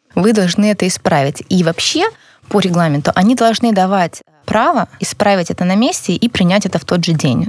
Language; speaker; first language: Russian; native; Russian